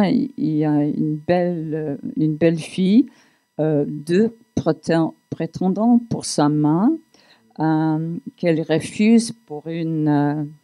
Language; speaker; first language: French; non-native, fluent; English